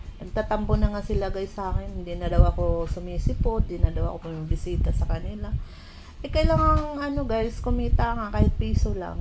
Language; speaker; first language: Filipino; non-native, local second language; Cebuano